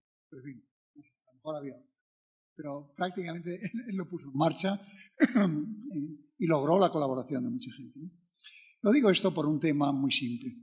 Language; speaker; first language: Spanish; native; Spanish